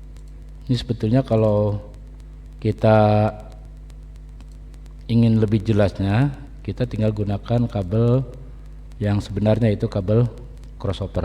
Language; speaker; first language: Indonesian; native; Indonesian